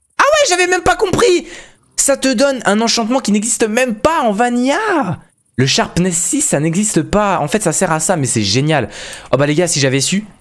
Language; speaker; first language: French; native; French